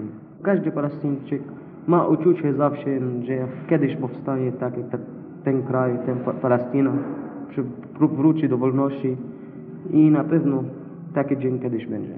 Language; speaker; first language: Polish; non-native, learner; Arabic